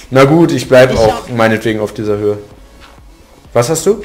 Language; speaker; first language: German; native; German